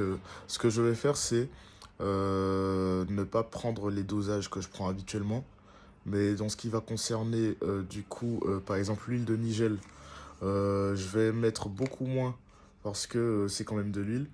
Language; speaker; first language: French; native; French